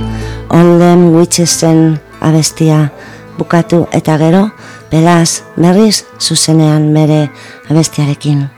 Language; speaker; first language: Basque; non-native, local second language; Spanish